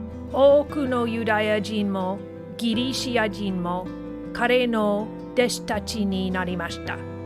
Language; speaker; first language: Japanese; non-native, learner; English